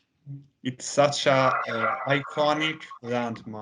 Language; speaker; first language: English; non-native, fluent; Italian